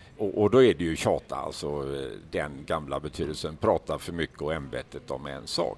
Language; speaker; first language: Swedish; native; Swedish